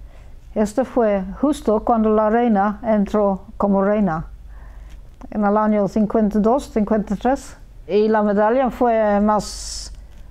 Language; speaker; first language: Spanish; early bilingual, heritage; Spanish